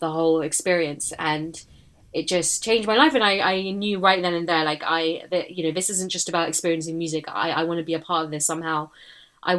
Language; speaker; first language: English; native; English